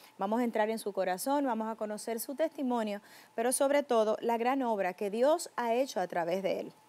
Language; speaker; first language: Spanish; native; Spanish